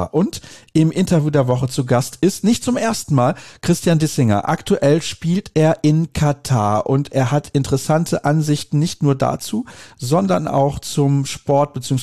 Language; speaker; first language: German; native; German